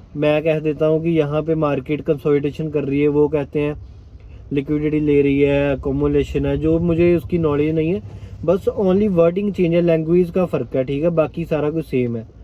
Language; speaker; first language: Hindi; non-native, local second language; Punjabi